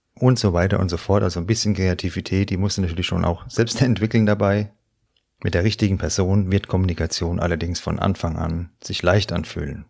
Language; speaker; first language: German; native; German